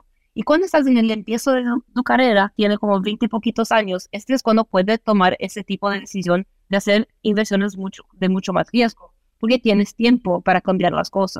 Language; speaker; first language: Spanish; non-native, fluent; Portuguese